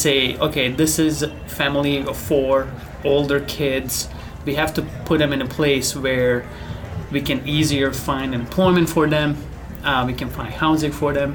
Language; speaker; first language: English; non-native, fluent; Bosnian